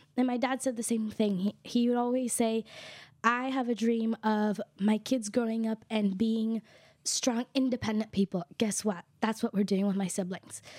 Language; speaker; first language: English; early bilingual, other home language; Kʼicheʼ